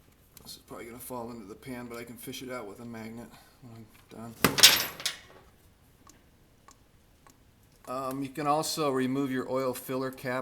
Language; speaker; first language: English; native; English